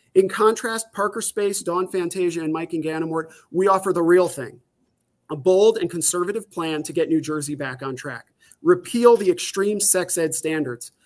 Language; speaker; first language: English; native; English